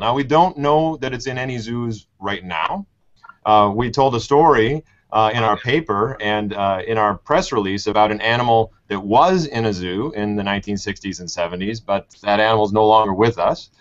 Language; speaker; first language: English; native; English